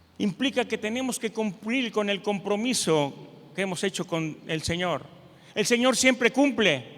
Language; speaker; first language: Spanish; native; Spanish